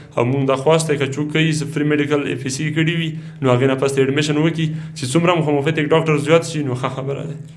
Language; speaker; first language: Pashto; native; Pashto